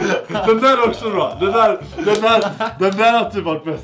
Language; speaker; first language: Swedish; native; Swedish